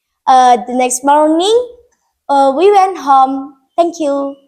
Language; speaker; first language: English; non-native, learner; Indonesian